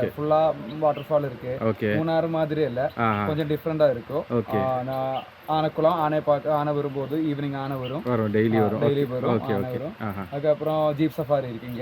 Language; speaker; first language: Tamil; non-native, local second language; Malayalam